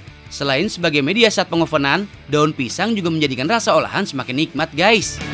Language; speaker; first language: Indonesian; native; Indonesian